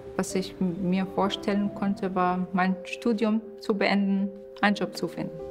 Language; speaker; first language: German; non-native, fluent; Arabic